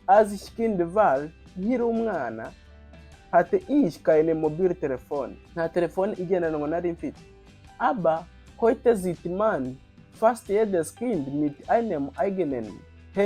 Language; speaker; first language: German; non-native, fluent; Kinyarwanda